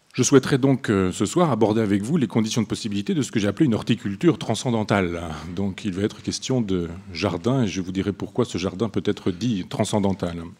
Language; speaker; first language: French; native; French